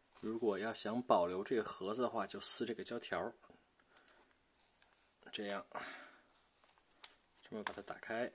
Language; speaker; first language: Chinese; native; Chinese